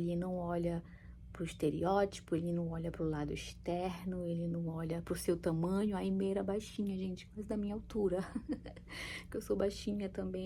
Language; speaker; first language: Portuguese; native; Portuguese